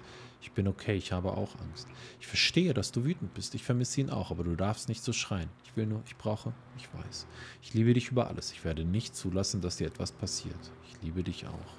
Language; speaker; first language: German; native; German